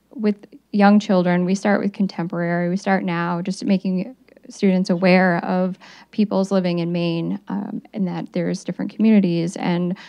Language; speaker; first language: English; native; English